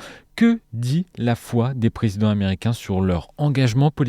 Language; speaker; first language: French; native; French